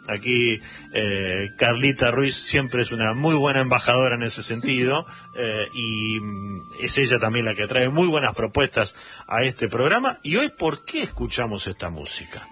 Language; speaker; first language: Spanish; native; Spanish